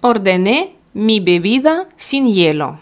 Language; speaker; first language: Spanish; non-native, fluent; Russian